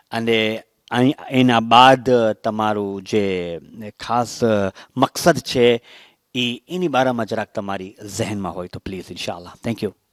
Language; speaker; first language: Gujarati; early bilingual, heritage; Gujarati